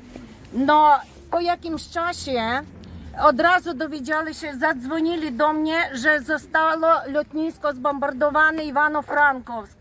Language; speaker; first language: Polish; non-native, fluent; Ukrainian